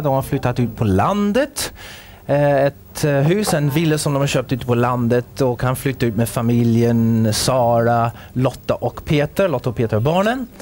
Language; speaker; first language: Swedish; native; Swedish